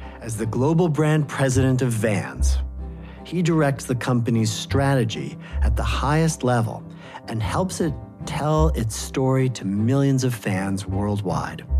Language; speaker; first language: English; native; English